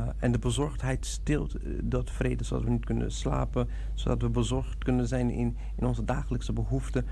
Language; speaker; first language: Dutch; non-native, fluent; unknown